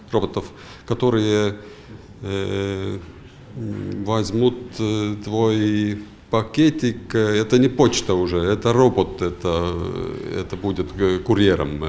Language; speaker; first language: Russian; non-native, fluent; Estonian